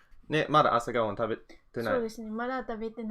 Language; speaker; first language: Japanese; non-native, learner; English